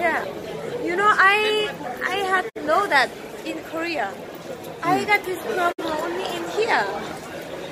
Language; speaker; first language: English; non-native, learner; Korean